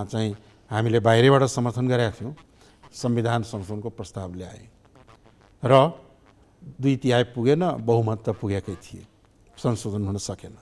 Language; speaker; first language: Nepali; non-native, local second language; Maithili